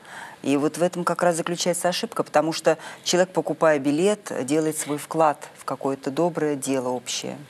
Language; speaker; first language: Russian; native; Russian